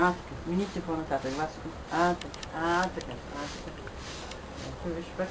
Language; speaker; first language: Bulgarian; native; Bulgarian